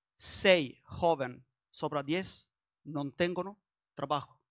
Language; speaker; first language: Spanish; non-native, learner; Italian